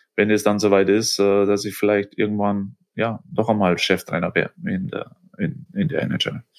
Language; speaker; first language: German; native; German